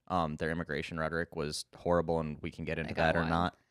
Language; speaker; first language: English; native; English